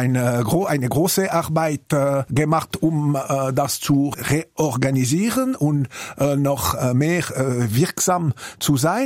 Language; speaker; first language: German; non-native, local second language; French